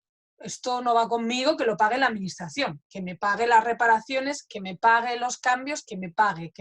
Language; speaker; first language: Catalan; non-native, fluent; Spanish